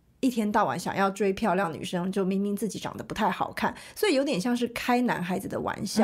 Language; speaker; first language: Chinese; native; Chinese